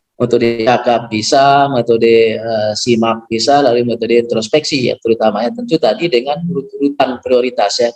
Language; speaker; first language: Indonesian; non-native, local second language; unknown